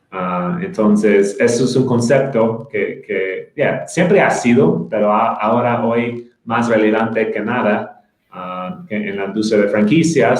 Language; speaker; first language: Spanish; non-native, fluent; English